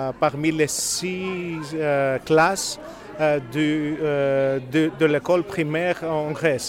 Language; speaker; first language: French; non-native, learner; Greek